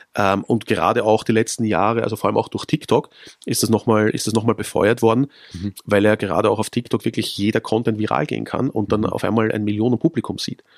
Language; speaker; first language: German; native; German